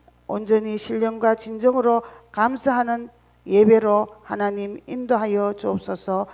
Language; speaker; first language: Korean; native; Korean